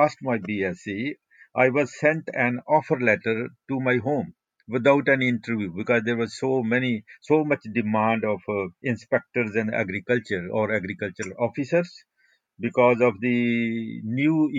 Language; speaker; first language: English; non-native, local second language; Punjabi